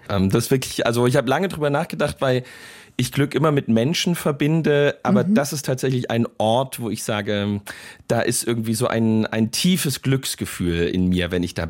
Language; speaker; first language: German; native; German